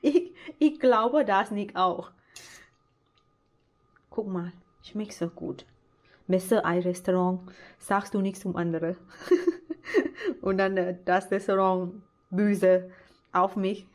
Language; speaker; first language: German; non-native, learner; Thai